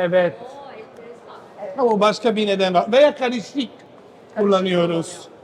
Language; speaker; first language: Turkish; non-native, fluent; Italian